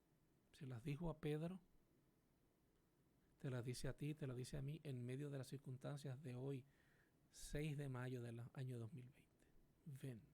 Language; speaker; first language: Spanish; native; Spanish